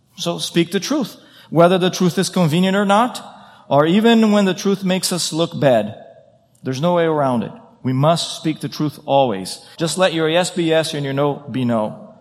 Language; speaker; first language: English; non-native, fluent; Portuguese